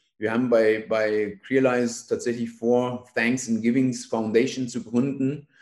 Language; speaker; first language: German; non-native, fluent; Persian